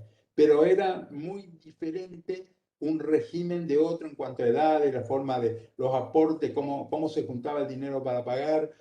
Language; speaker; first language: Spanish; native; Spanish